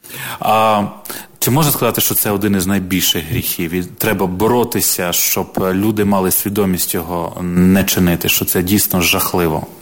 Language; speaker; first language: Ukrainian; native; Ukrainian